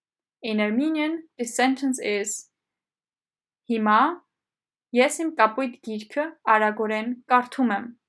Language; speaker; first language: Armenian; non-native, fluent; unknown